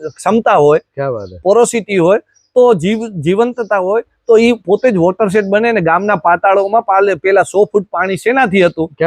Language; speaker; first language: Gujarati; native; Gujarati